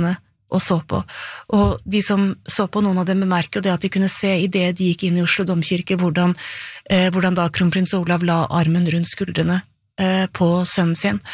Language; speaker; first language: Norwegian; native; Norwegian